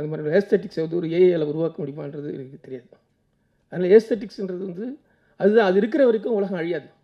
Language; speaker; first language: Tamil; native; Tamil